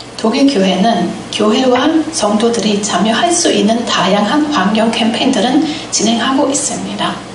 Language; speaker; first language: Korean; non-native, fluent; German